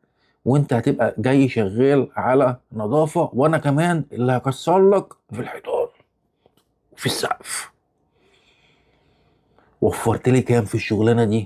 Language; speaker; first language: Arabic; native; Arabic